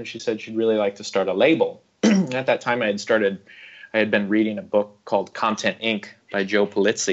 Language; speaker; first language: English; native; English